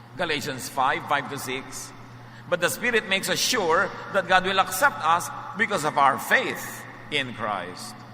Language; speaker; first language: English; non-native, local second language; Filipino